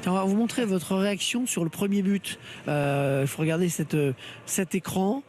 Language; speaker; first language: French; native; French